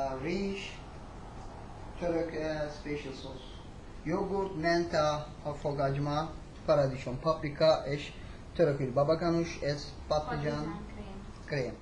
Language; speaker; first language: Hungarian; non-native, learner; Turkish